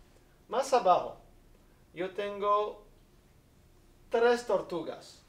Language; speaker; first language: Spanish; non-native, fluent; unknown